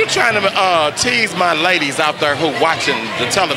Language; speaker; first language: English; native; English